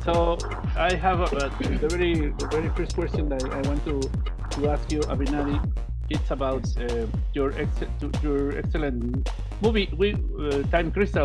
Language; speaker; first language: English; non-native, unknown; Spanish